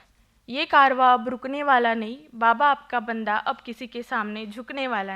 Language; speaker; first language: Hindi; non-native, local second language; Marathi